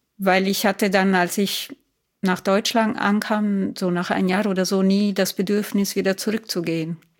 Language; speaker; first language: German; non-native, fluent; Italian